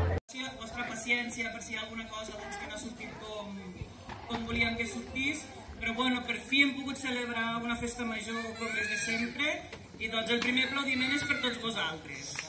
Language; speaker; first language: Catalan; native; Catalan